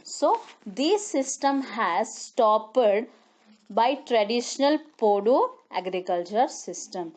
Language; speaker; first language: English; non-native, local second language; Telugu